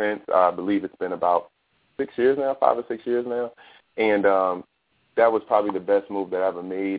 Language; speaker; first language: English; native; English